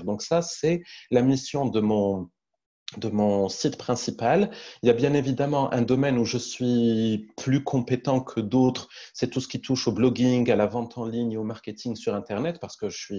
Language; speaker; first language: French; native; French